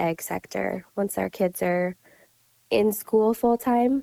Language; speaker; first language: English; native; English